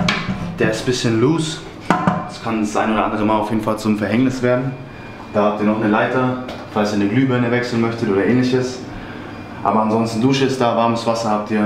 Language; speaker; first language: German; native; German